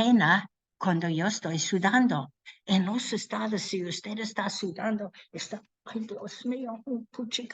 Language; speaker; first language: Spanish; non-native, learner; English